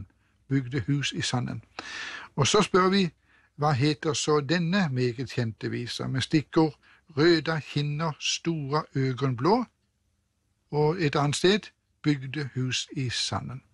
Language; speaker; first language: Norwegian; native; Norwegian